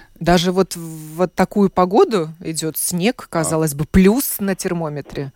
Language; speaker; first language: Russian; native; Russian